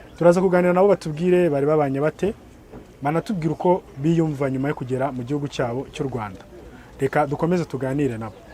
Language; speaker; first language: Kinyarwanda; native; Kinyarwanda